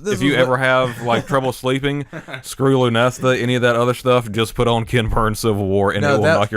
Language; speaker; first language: English; native; English